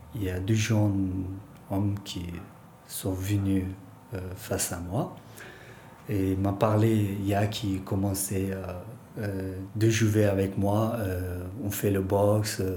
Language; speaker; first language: French; non-native, learner; Persian